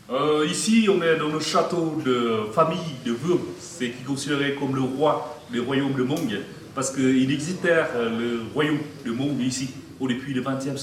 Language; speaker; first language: French; non-native, fluent; Vietnamese